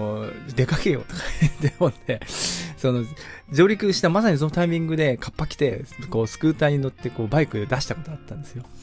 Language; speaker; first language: Japanese; native; Japanese